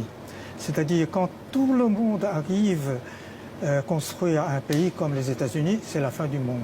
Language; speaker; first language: French; non-native, fluent; Chinese